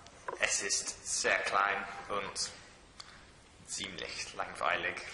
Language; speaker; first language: German; non-native, learner; English